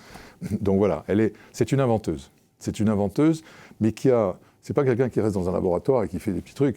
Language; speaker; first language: French; native; French